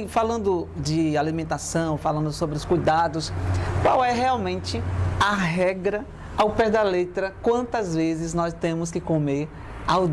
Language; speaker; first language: Portuguese; native; Portuguese